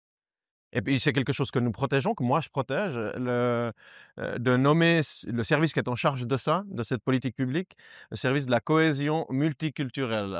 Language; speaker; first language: French; native; French